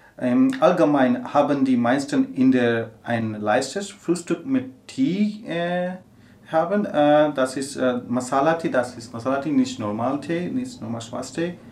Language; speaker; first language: German; non-native, learner; Gujarati